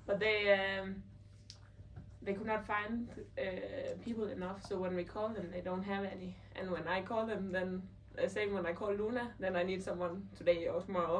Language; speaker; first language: English; non-native, fluent; Danish